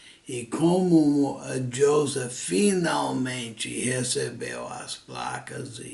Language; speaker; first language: Portuguese; non-native, fluent; English